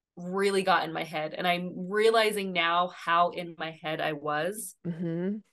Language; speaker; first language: English; native; English